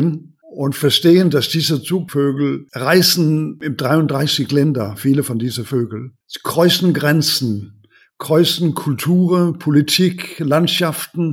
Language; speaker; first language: German; non-native, learner; Danish